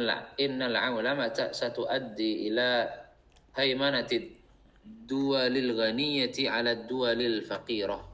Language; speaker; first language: Arabic; non-native, fluent; Indonesian